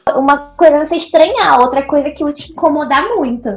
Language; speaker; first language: Portuguese; native; Portuguese